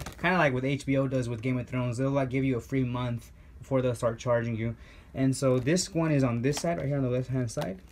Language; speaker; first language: English; native; English